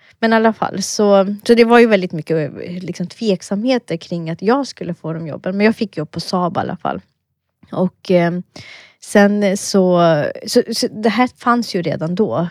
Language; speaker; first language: Swedish; early bilingual, other home language; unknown